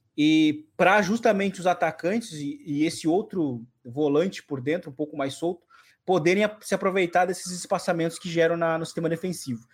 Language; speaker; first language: Portuguese; native; Portuguese